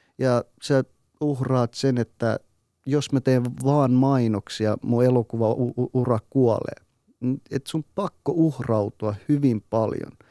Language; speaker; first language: Finnish; early bilingual, other home language; Persian